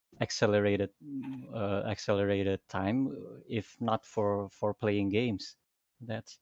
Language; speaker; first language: English; non-native, fluent; Indonesian